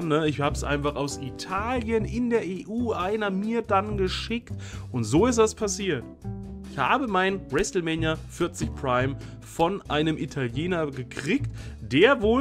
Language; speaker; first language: German; native; German